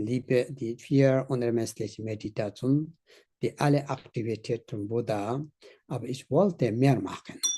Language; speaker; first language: German; non-native, learner; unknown